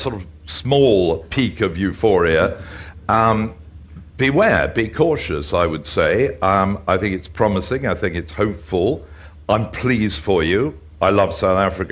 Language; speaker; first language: English; native; English